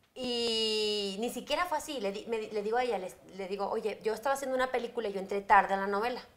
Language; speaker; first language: Spanish; native; Spanish